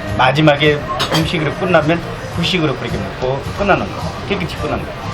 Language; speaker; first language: Korean; non-native, fluent; Nepali